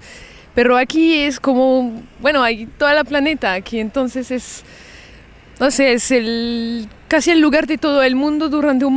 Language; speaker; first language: Spanish; early bilingual, heritage; French